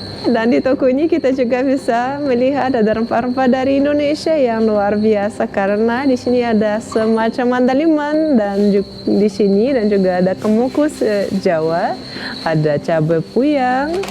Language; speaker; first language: Indonesian; non-native, fluent; Russian